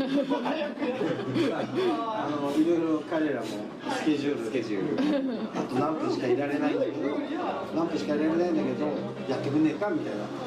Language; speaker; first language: Japanese; native; Japanese